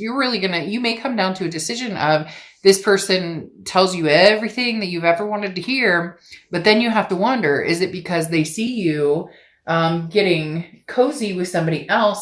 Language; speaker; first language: English; native; English